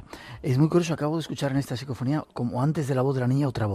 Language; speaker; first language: Spanish; native; Spanish